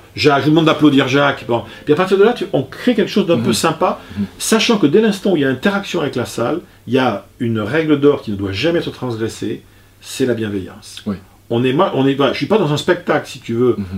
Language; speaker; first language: French; native; French